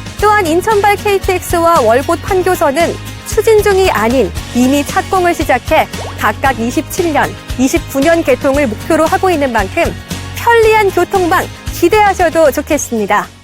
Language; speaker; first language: Korean; native; Korean